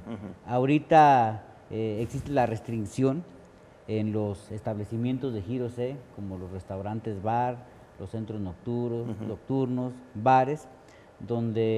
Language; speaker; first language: Spanish; native; Spanish